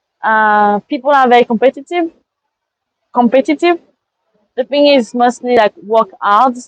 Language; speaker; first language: English; non-native, fluent; French